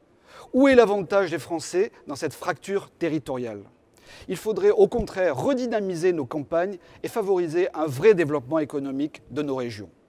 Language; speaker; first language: French; native; French